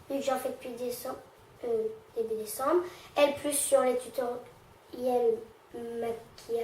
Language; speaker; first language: French; native; French